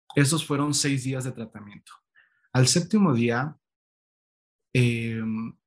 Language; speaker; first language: Spanish; native; Spanish